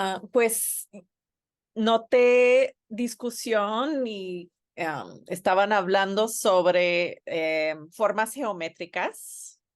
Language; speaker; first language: Spanish; non-native, fluent; English